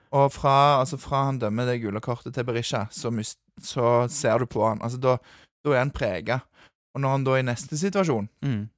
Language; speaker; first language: Norwegian; native; Norwegian